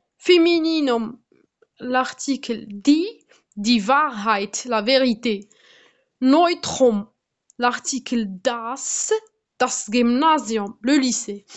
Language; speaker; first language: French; non-native, local second language; Arabic